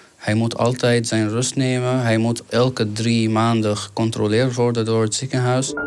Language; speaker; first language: Dutch; non-native, fluent; Arabic